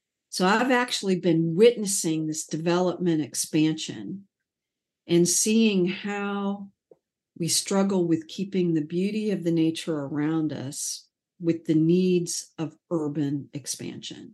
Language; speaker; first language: English; native; English